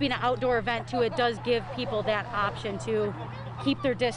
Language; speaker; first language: English; native; English